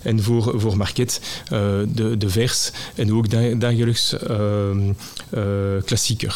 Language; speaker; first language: Dutch; non-native, local second language; French